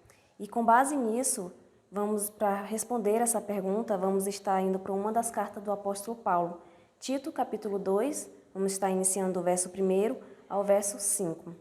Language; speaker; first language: Portuguese; native; Portuguese